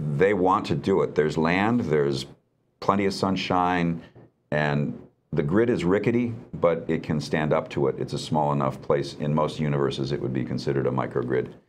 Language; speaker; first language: English; native; English